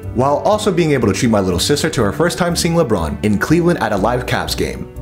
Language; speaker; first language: English; native; English